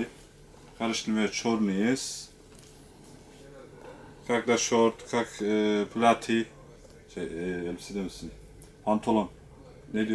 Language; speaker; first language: Russian; non-native, local second language; Turkish